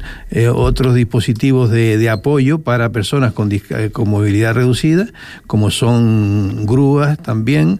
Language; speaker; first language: Spanish; native; Spanish